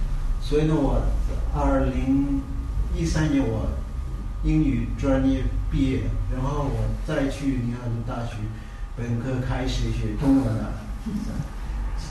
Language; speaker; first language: Chinese; non-native, learner; Tibetan